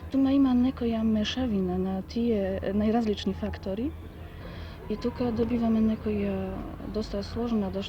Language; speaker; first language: Macedonian; non-native, fluent; Polish